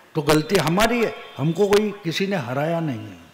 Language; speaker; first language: Hindi; non-native, local second language; Marathi